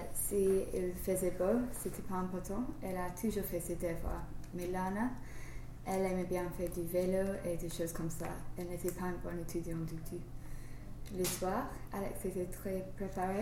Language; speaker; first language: French; non-native, fluent; English